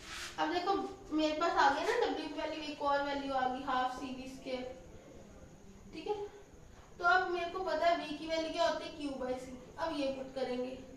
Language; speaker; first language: Hindi; native; Hindi